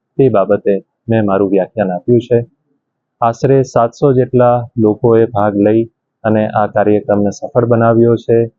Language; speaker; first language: Gujarati; native; Gujarati